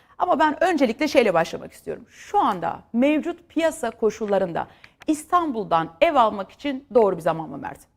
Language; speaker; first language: Turkish; native; Turkish